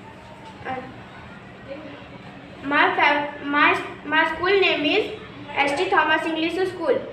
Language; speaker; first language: English; non-native, learner; Hindi